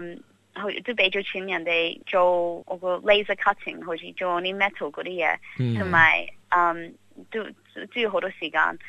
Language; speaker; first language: Cantonese; early bilingual, heritage; Cantonese